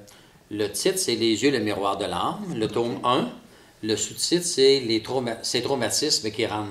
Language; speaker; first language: French; native; French